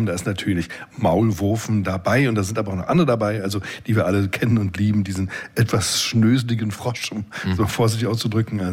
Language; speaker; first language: German; native; German